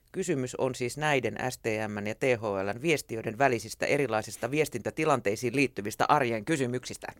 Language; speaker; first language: Finnish; native; Finnish